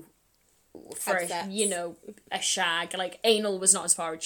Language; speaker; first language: English; native; English